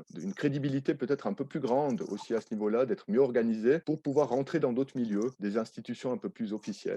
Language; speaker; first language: French; native; French